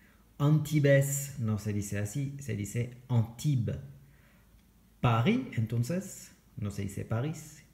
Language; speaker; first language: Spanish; non-native, fluent; French